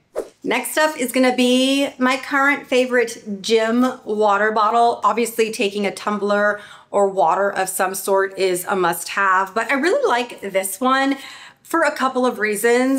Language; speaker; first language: English; native; English